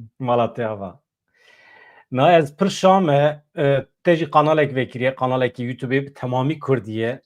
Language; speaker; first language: Kurdish; native; Kurdish